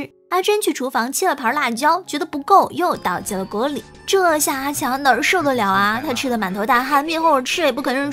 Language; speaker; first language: Chinese; native; Chinese